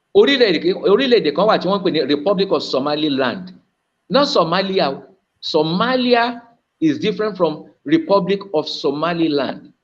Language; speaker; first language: English; non-native, local second language; Yoruba